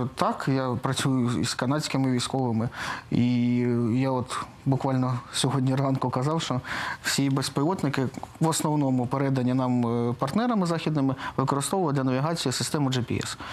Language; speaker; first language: Ukrainian; native; Ukrainian